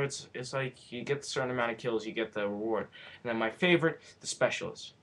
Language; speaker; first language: English; native; English